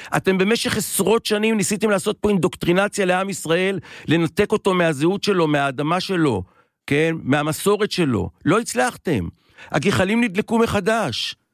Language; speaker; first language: Hebrew; native; Hebrew